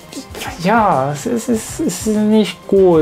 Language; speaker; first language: German; non-native, learner; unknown